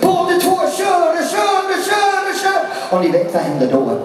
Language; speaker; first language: Swedish; non-native, fluent; English